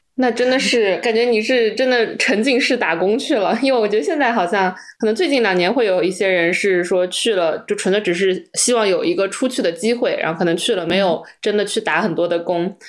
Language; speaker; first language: Chinese; native; Chinese